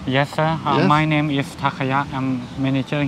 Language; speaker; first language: English; non-native, learner; Thai